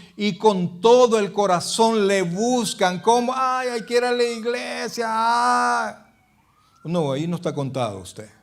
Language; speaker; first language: Spanish; native; Spanish